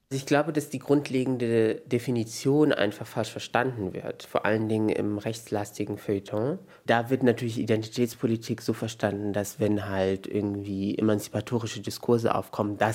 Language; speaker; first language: German; native; German